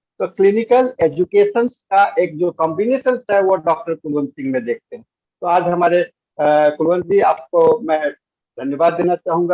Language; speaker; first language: Hindi; native; Hindi